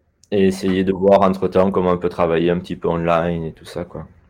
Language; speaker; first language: French; native; French